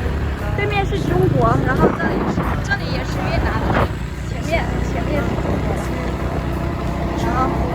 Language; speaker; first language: Chinese; non-native, learner; Vietnamese